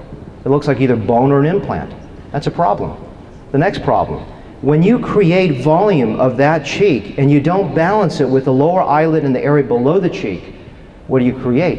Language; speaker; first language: English; native; English